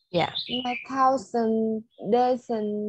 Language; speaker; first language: English; non-native, learner; Vietnamese